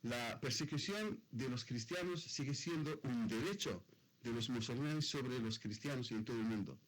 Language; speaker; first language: Spanish; non-native, fluent; Arabic